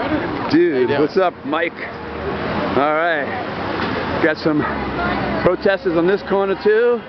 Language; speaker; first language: English; native; English